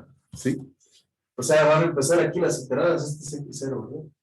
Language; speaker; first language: Spanish; native; Spanish